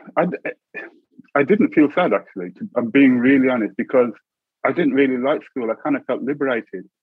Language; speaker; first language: English; native; English